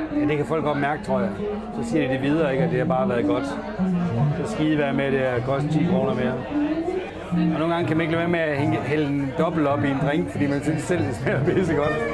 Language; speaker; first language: Danish; native; Danish